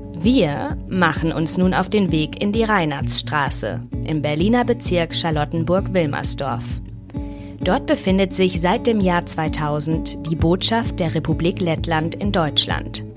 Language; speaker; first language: German; native; German